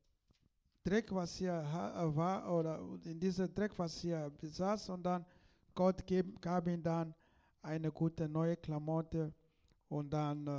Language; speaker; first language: German; non-native, learner; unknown